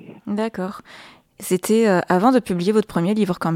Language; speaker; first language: French; native; French